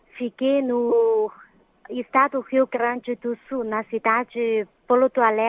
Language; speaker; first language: Portuguese; non-native, fluent; Chinese